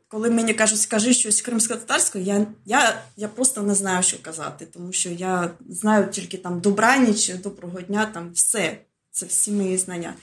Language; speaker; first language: Ukrainian; early bilingual, other home language; Russian